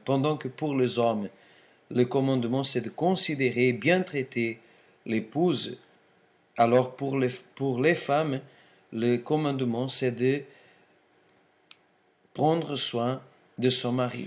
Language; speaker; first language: French; non-native, fluent; Portuguese